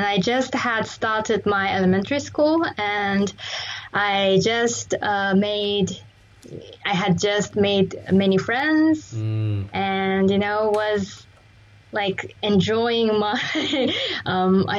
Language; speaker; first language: English; non-native, fluent; Japanese